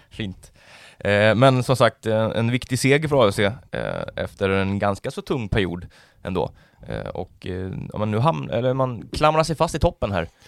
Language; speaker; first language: Swedish; native; Swedish